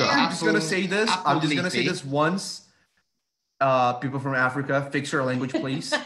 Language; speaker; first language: English; non-native, fluent; Portuguese